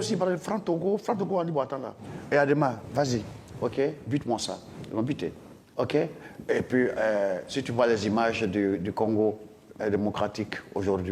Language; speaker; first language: French; non-native, local second language; Dyula